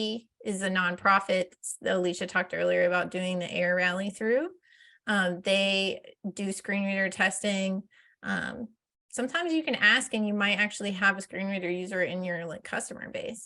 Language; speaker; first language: English; native; English